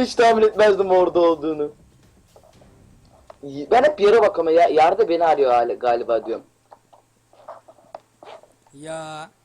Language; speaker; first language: Turkish; native; Turkish